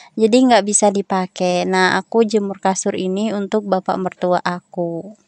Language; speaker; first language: Indonesian; non-native, local second language; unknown